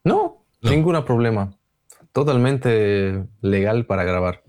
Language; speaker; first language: Spanish; non-native, learner; Russian